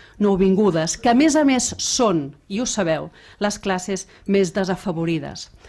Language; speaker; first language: Catalan; non-native, local second language; Spanish